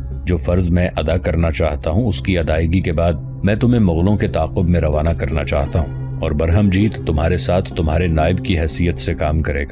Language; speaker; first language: Urdu; native; Urdu